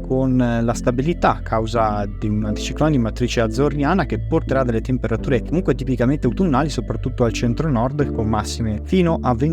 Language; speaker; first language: Italian; native; Italian